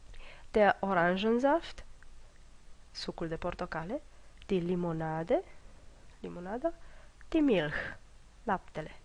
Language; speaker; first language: German; non-native, fluent; Romanian